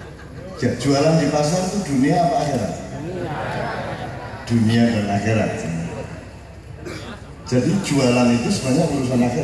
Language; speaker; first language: Indonesian; non-native, local second language; Javanese